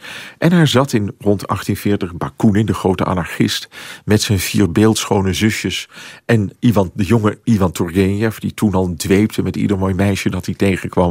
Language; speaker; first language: Dutch; native; Dutch